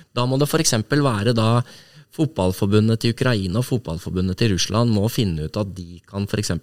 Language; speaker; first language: Norwegian; native; Norwegian